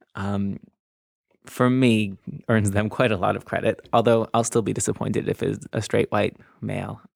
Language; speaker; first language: English; native; English